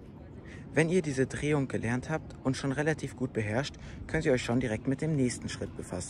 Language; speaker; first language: German; native; German